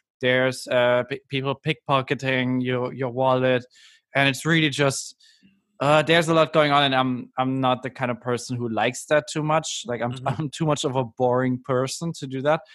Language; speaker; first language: English; non-native, fluent; German